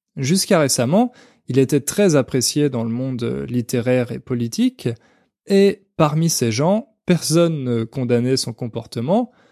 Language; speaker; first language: French; native; French